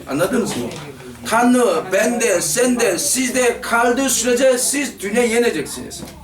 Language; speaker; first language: Turkish; non-native, fluent; Korean